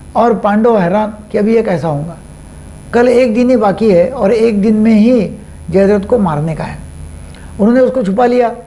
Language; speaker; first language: Hindi; non-native, local second language; Marathi